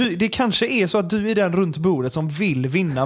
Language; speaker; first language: Swedish; native; Swedish